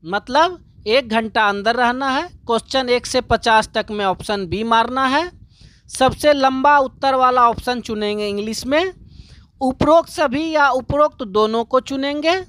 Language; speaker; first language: Hindi; native; Hindi